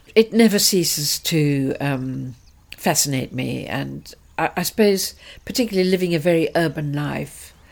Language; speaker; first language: English; native; English